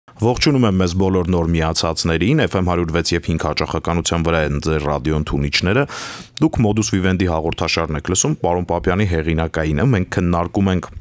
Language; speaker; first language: Armenian; native; Armenian